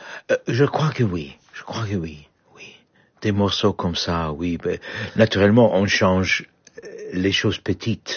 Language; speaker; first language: French; non-native, fluent; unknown